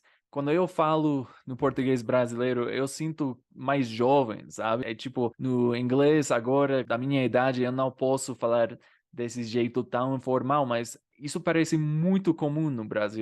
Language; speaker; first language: Portuguese; non-native, fluent; English